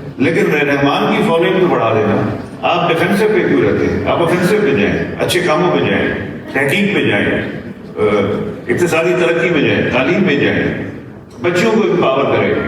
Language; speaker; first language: Urdu; non-native, local second language; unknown